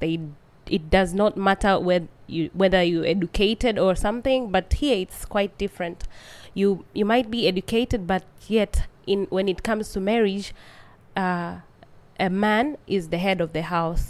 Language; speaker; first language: English; non-native, local second language; Swahili